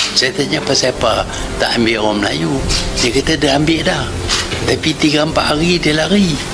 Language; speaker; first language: Malay; native; Malay